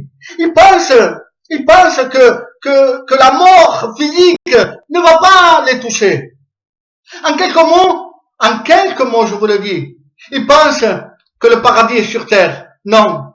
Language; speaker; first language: French; native; French